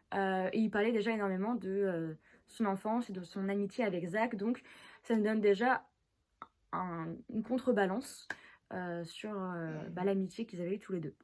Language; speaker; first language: French; native; French